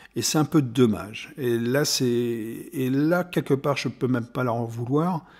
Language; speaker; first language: French; non-native, fluent; German